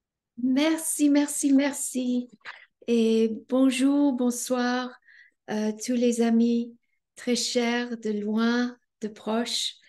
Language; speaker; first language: French; non-native, fluent; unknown